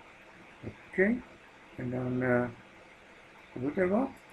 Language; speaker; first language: Dutch; non-native, fluent; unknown